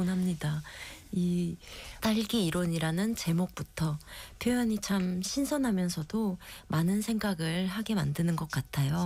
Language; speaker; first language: Korean; native; Korean